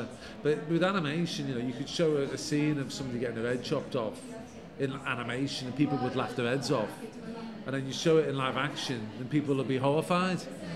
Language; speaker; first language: English; native; English